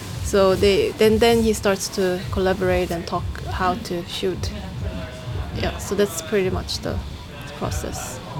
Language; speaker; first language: English; non-native, fluent; Korean